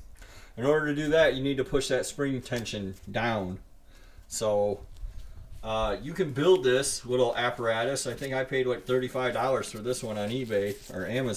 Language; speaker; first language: English; native; English